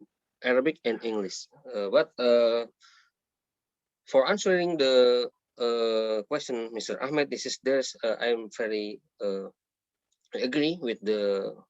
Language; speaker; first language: English; non-native, learner; Indonesian